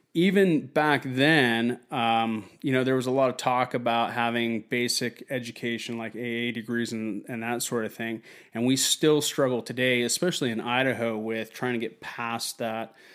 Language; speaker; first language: English; native; English